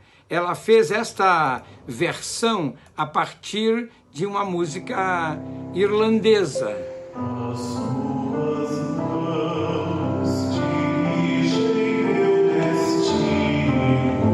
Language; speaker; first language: Portuguese; native; Portuguese